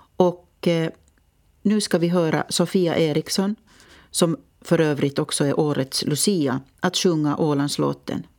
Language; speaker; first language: Swedish; native; Swedish